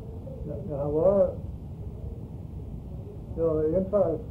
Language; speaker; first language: Swedish; early bilingual, heritage; Swedish